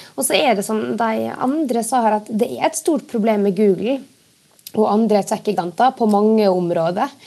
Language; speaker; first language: Norwegian; native; Norwegian